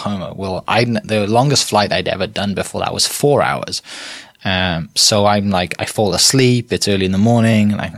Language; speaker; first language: English; native; English